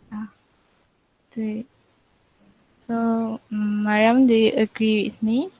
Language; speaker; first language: English; non-native, local second language; Malay